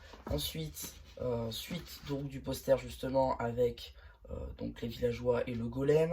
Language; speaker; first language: French; native; French